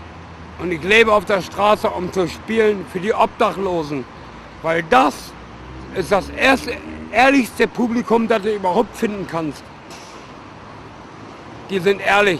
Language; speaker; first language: German; native; German